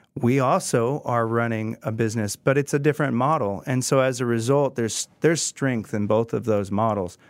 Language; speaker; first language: English; native; English